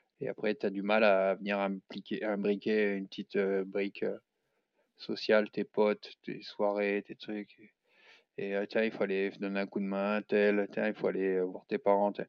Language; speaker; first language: French; native; French